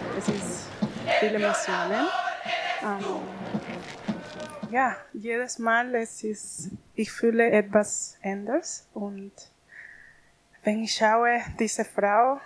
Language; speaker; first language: German; non-native, learner; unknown